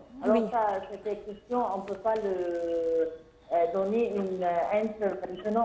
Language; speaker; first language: French; non-native, fluent; Arabic